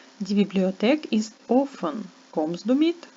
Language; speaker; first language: German; non-native, fluent; Ukrainian